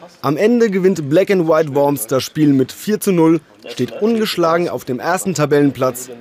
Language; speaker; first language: German; native; German